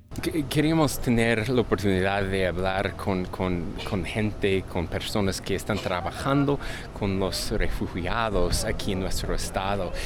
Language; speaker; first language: Spanish; non-native, fluent; English